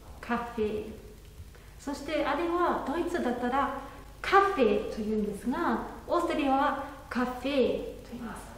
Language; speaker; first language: Japanese; non-native, fluent; German